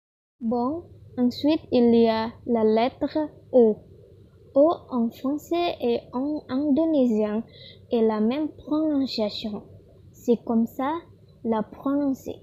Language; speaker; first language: French; non-native, learner; Indonesian